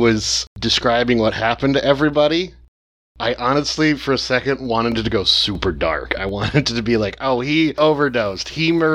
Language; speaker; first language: English; native; English